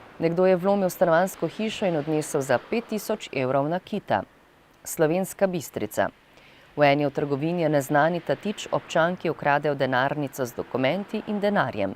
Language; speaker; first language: Slovenian; native; Slovenian